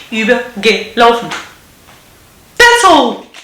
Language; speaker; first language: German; non-native, fluent; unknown